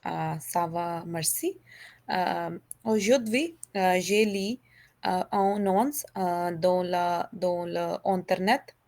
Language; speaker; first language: French; non-native, learner; Hindi